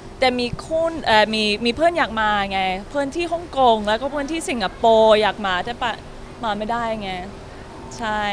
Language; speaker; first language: Thai; non-native, learner; English